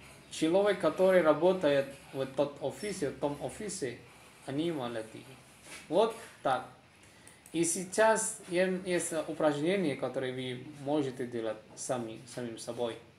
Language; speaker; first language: Russian; non-native, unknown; Indonesian